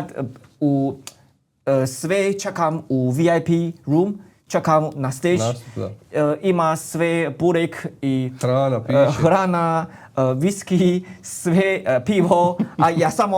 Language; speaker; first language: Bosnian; non-native, learner; Chinese